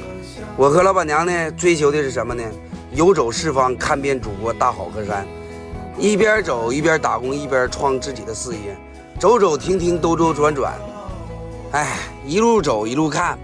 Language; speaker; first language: Chinese; native; Chinese